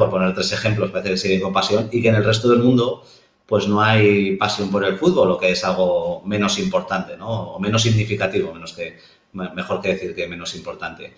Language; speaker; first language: Spanish; native; Spanish